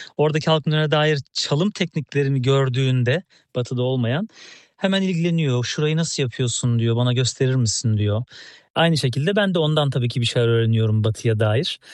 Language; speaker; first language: Turkish; native; Turkish